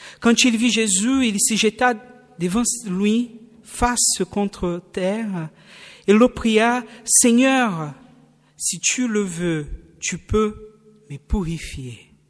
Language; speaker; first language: French; non-native, fluent; Portuguese